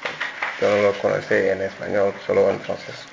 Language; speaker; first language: Spanish; non-native, learner; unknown